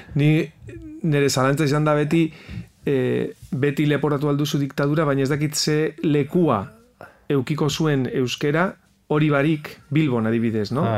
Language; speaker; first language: Basque; non-native, local second language; Spanish